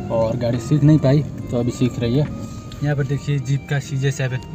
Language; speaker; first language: Hindi; non-native, local second language; Nepali